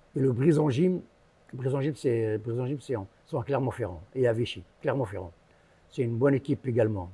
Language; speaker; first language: French; early bilingual, other home language; Arabic